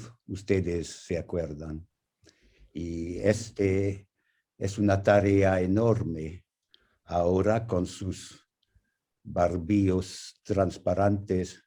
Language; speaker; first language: Spanish; non-native, fluent; English